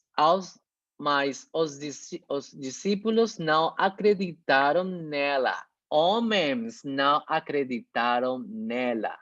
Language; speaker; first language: Portuguese; non-native, fluent; Spanish